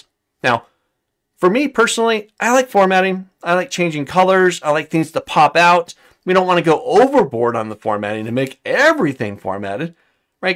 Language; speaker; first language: English; native; English